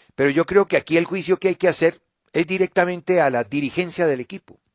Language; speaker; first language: Spanish; native; Spanish